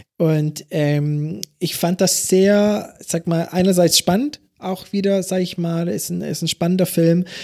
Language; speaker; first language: German; early bilingual, other home language; English